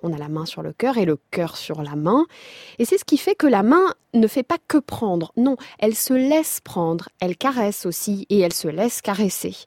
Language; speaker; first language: French; native; French